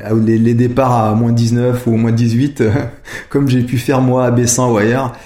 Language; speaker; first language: French; native; French